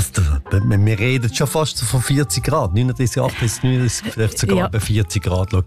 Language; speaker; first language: German; native; German